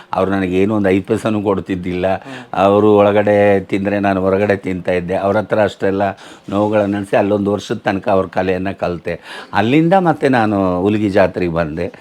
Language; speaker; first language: Kannada; native; Kannada